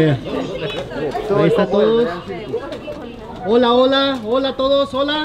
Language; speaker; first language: Spanish; native; Spanish